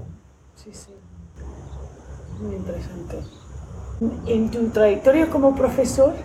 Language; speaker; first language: Spanish; non-native, fluent; English